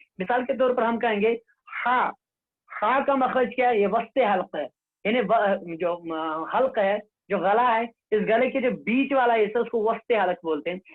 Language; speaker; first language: Urdu; non-native, local second language; Kashmiri